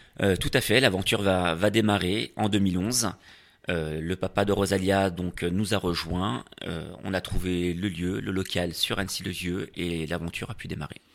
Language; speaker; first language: French; native; French